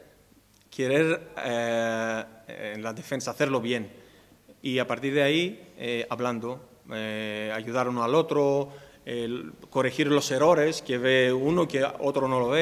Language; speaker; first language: Spanish; non-native, fluent; Greek